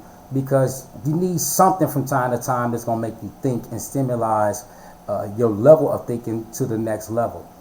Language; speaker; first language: English; native; English